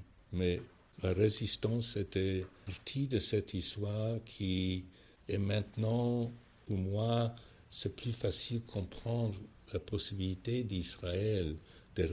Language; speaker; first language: French; non-native, fluent; English